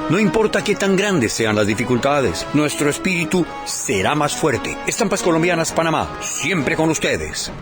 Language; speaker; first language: Spanish; native; Spanish